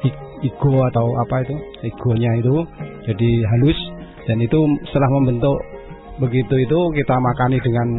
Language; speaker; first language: Indonesian; non-native, local second language; Javanese